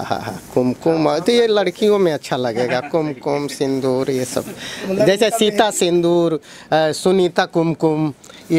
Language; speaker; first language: Hindi; native; Hindi